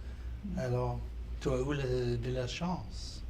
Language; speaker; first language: French; non-native, learner; English